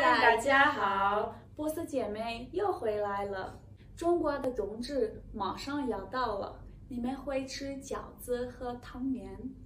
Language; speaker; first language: Chinese; non-native, fluent; Persian